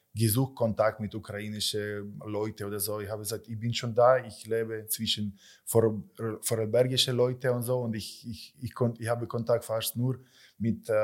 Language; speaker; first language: German; non-native, learner; Ukrainian